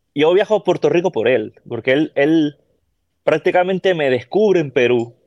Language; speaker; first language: Spanish; native; Spanish